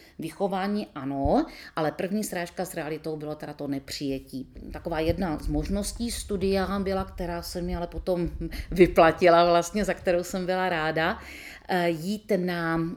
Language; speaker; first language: Czech; native; Czech